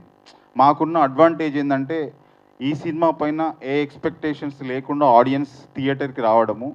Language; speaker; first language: Telugu; native; Telugu